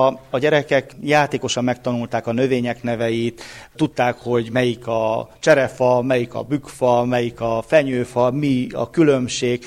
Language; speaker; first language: Hungarian; native; Hungarian